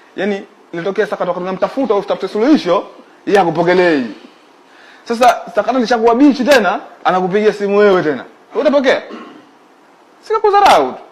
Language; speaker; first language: Swahili; native; Swahili